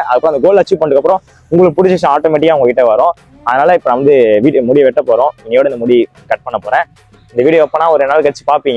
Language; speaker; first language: Tamil; native; Tamil